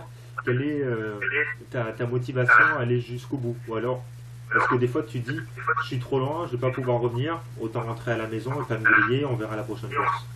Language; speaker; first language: French; native; French